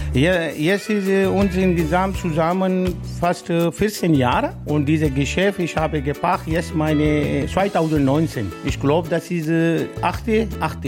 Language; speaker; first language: German; non-native, learner; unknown